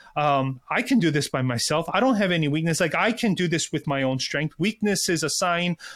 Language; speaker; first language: English; early bilingual, other home language; Korean